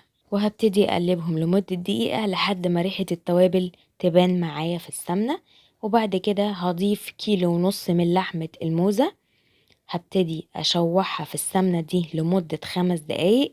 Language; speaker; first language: Arabic; native; Arabic